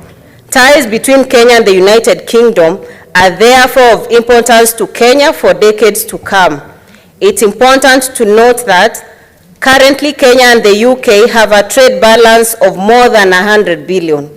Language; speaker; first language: English; non-native, local second language; Gusii